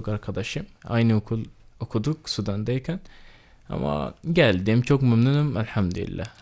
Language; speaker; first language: Turkish; non-native, learner; Arabic